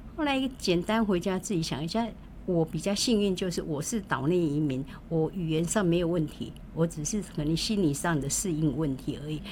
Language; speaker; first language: Chinese; native; Chinese